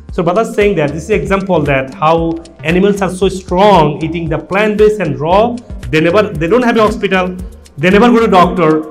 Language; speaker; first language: English; non-native, local second language; Bangla